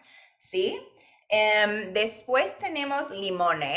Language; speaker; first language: Spanish; non-native, fluent; English